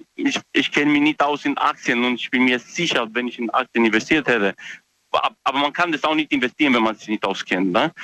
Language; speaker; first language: German; non-native, fluent; Romanian